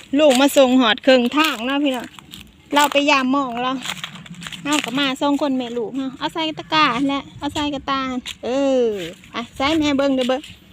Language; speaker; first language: Thai; native; Thai